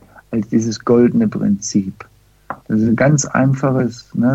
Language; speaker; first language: German; early bilingual, heritage; German